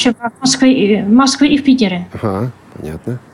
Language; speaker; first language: Russian; non-native, learner; Czech